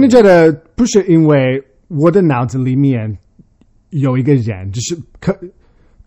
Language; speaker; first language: Chinese; early bilingual, heritage; Chinese